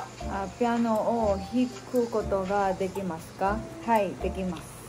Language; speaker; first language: Japanese; non-native, learner; Filipino